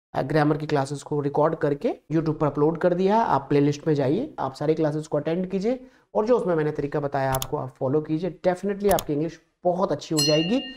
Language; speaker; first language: Hindi; native; Hindi